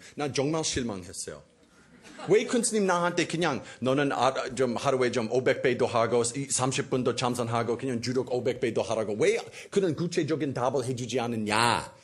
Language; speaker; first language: Korean; non-native, fluent; English